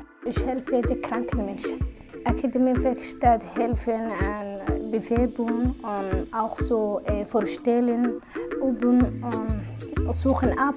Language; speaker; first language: German; non-native, learner; Somali